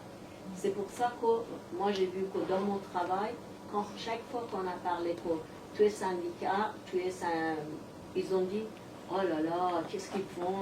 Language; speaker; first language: French; non-native, learner; Persian